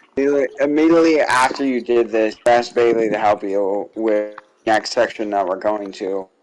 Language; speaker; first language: English; native; English